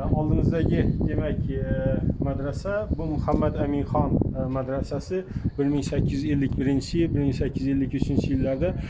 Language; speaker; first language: Uzbek; native; Uzbek